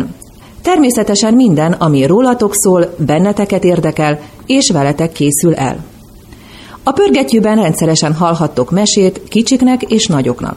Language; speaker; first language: Hungarian; native; Hungarian